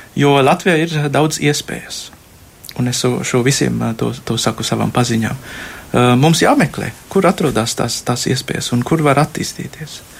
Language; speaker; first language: Latvian; non-native, fluent; Sinhala